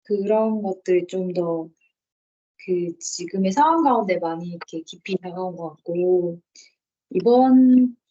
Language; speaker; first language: Korean; native; Korean